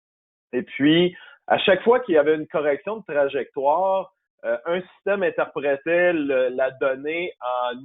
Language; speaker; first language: French; native; French